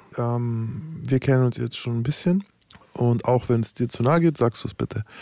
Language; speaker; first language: German; native; German